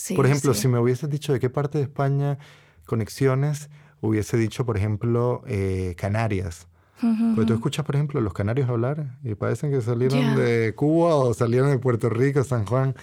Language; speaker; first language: Spanish; native; Spanish